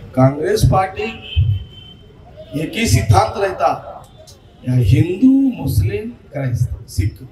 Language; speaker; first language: Hindi; non-native, local second language; Telugu